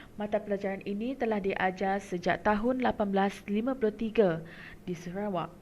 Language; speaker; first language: Malay; non-native, local second language; Iban